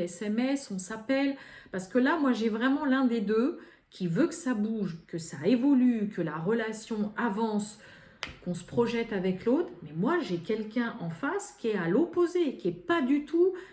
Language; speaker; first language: French; native; French